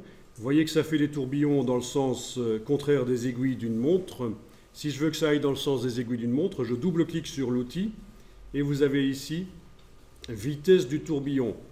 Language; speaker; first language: French; native; French